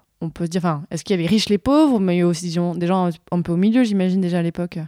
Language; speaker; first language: French; native; French